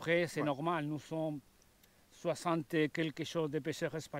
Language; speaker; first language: French; non-native, learner; Spanish